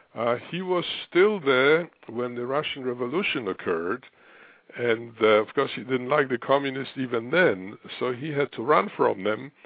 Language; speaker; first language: English; non-native, fluent; Russian